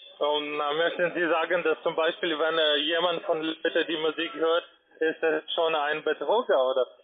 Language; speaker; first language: German; non-native, learner; Russian